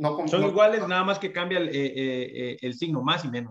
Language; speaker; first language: Spanish; native; Spanish